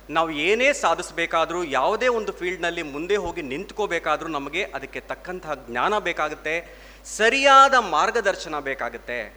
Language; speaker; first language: Kannada; non-native, local second language; Telugu